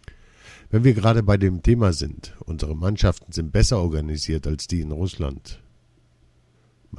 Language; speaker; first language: German; early bilingual, other home language; Russian